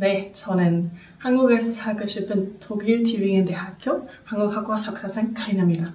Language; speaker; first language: Korean; non-native, learner; German